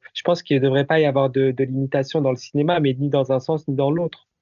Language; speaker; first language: French; early bilingual, other home language; Italian